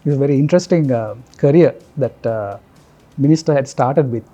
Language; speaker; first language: English; non-native, local second language; Sinhala